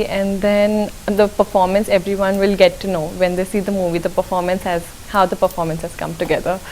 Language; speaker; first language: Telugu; non-native, local second language; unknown